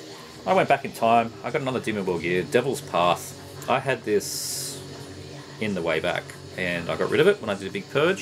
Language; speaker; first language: English; native; English